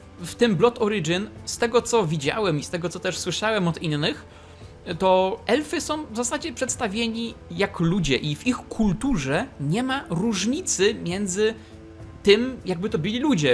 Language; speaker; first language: Polish; native; Polish